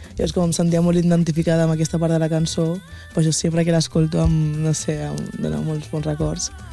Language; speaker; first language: Catalan; early bilingual, other home language; Wolof